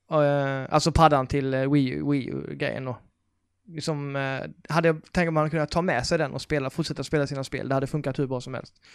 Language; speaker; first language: Swedish; native; Swedish